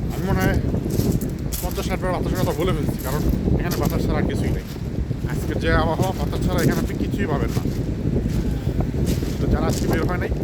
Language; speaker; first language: Bangla; native; Bangla